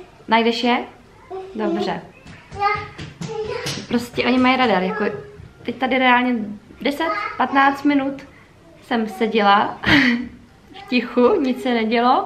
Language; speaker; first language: Czech; native; Czech